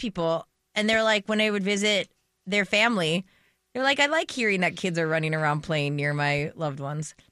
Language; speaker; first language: English; native; English